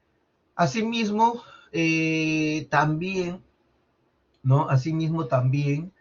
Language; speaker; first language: Spanish; native; Spanish